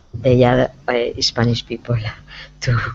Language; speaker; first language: English; non-native, learner; Spanish